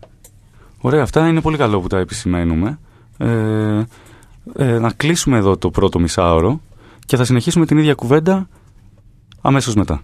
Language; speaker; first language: Greek; native; Greek